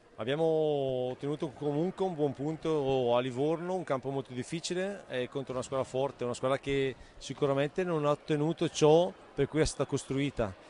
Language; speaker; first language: Italian; native; Italian